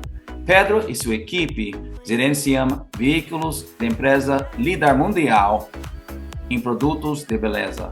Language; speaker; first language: Portuguese; non-native, learner; English